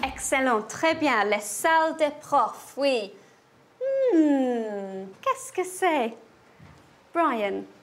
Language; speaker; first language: French; non-native, learner; English